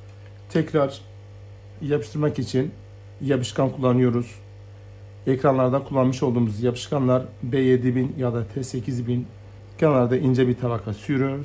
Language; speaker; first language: Turkish; native; Turkish